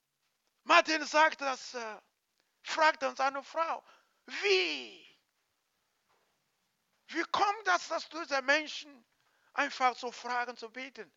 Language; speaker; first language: German; non-native, learner; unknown